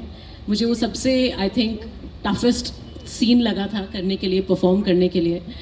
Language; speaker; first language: Hindi; native; Hindi